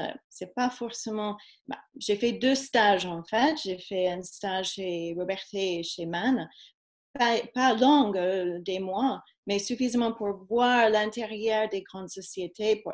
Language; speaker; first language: French; non-native, fluent; English